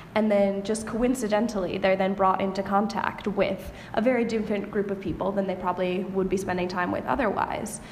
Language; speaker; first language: English; native; English